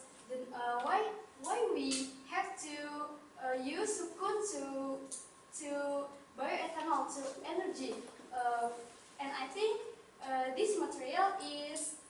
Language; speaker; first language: English; non-native, learner; Indonesian